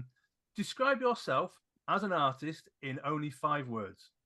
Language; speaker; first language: English; native; English